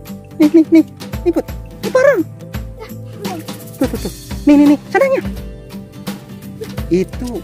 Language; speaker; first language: Indonesian; native; Indonesian